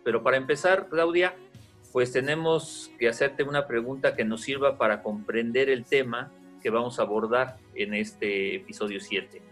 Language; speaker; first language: Spanish; native; Spanish